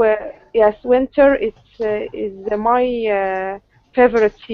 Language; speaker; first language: English; non-native, learner; Arabic